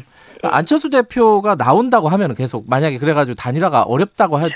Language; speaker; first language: Korean; native; Korean